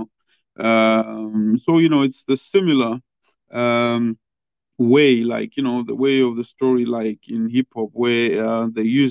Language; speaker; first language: English; non-native, local second language; Shona